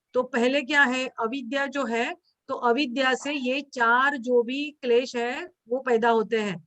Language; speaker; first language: Hindi; non-native, local second language; Marathi